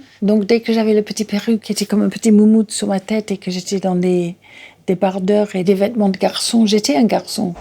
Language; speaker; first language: French; non-native, fluent; English